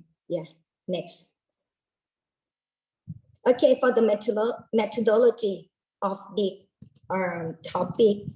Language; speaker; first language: English; non-native, learner; Thai